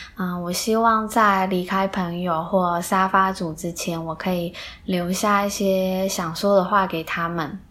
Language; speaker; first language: Chinese; native; Chinese